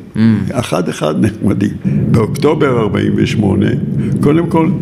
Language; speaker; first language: Hebrew; native; Hebrew